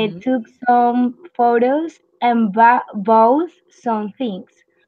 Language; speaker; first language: English; non-native, learner; Spanish